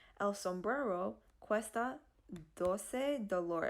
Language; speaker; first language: Spanish; non-native, learner; English